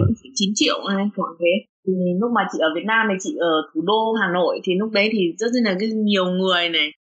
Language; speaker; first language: Vietnamese; early bilingual, other home language; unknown